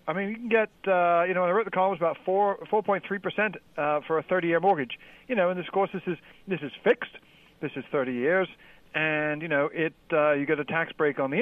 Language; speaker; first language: English; native; English